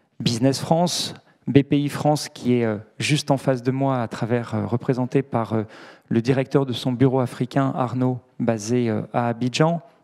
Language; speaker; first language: French; native; French